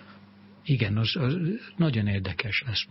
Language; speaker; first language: Hungarian; non-native, fluent; English